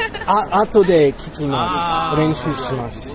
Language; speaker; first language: Japanese; non-native, learner; English